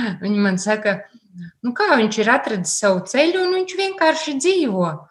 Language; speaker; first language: Latvian; native; Latvian